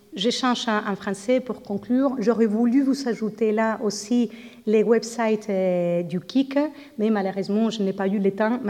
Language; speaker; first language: French; non-native, fluent; Spanish